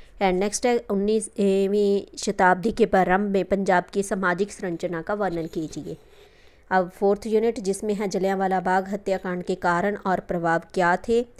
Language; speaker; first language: Hindi; non-native, local second language; Punjabi